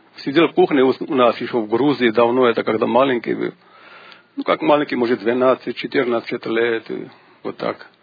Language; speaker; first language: Russian; non-native, local second language; Georgian